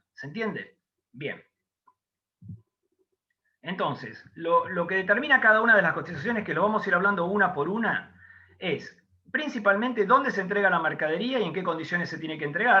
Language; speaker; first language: Spanish; native; Spanish